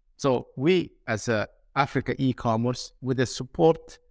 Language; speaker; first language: English; non-native, fluent; Somali